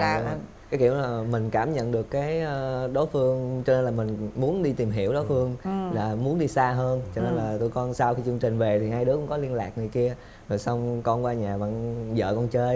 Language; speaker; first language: Vietnamese; native; Vietnamese